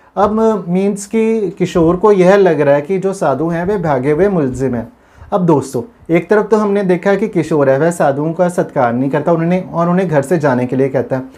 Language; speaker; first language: Hindi; non-native, local second language; Punjabi